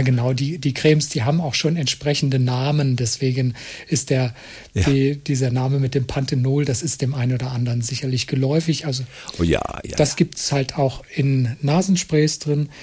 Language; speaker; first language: German; native; German